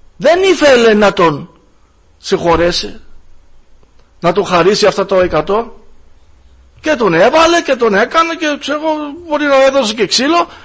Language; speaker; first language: Greek; non-native, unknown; German